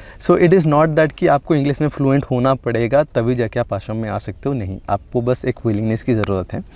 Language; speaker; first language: Hindi; non-native, local second language; Odia